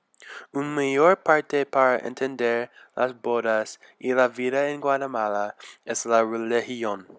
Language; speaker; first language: Spanish; non-native, learner; English